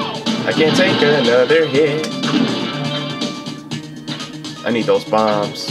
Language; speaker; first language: English; native; English